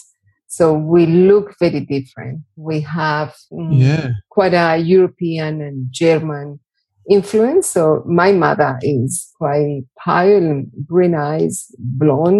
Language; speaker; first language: English; non-native, fluent; Spanish